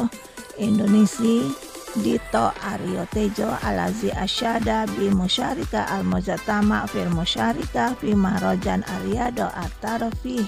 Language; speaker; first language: Arabic; non-native, fluent; Indonesian